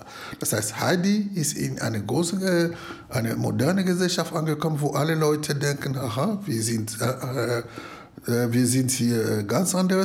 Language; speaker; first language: German; non-native, fluent; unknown